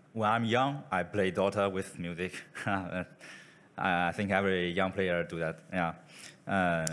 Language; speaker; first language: English; non-native, learner; Chinese